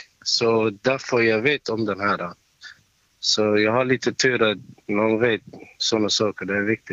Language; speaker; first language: Swedish; non-native, learner; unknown